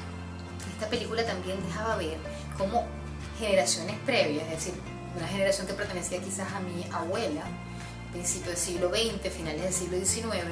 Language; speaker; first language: Spanish; native; Spanish